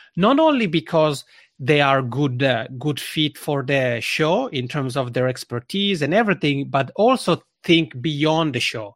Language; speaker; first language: English; non-native, fluent; Italian